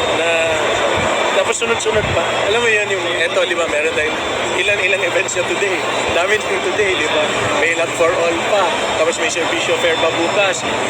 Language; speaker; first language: Filipino; non-native, local second language; Cebuano